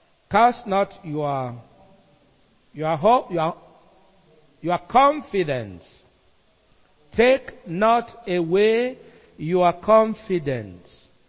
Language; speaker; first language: English; non-native, local second language; Igbo